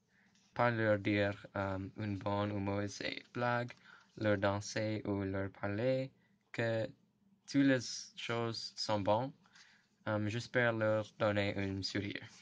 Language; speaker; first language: French; non-native, learner; English